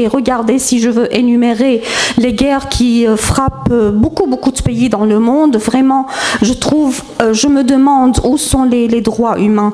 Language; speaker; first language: French; non-native, fluent; Arabic